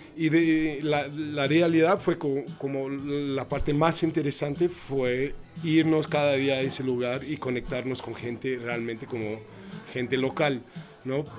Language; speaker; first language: Spanish; non-native, fluent; English